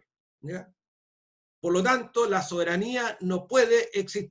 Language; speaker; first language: Spanish; native; Spanish